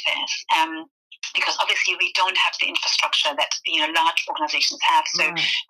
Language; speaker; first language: English; non-native, fluent; German